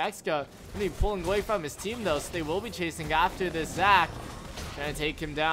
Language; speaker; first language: English; native; English